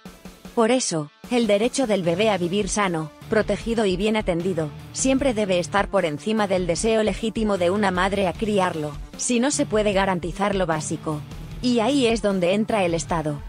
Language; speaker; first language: Spanish; native; Spanish